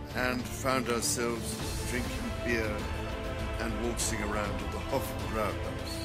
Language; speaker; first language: English; native; English